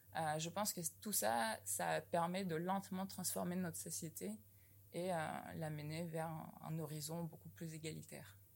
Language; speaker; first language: French; non-native, fluent; Russian